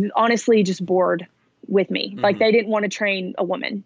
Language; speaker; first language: English; early bilingual, other home language; Italian